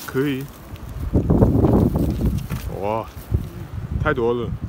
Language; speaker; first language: Chinese; non-native, learner; English